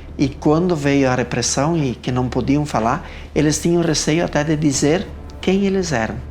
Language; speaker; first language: Portuguese; native; Portuguese